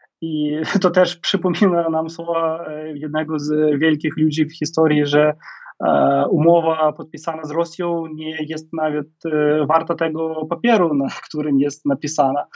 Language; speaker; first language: Polish; non-native, fluent; Ukrainian